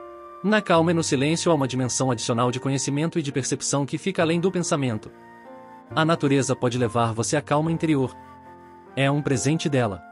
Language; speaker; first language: Portuguese; native; Portuguese